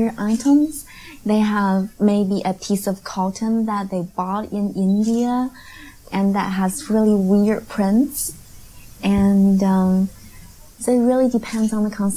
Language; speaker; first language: English; non-native, fluent; Chinese